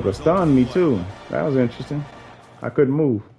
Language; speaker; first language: English; native; English